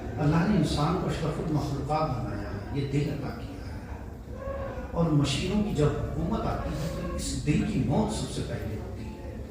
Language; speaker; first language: Urdu; native; Urdu